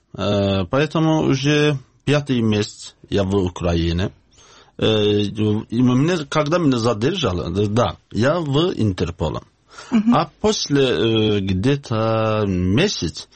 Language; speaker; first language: Russian; non-native, learner; Azerbaijani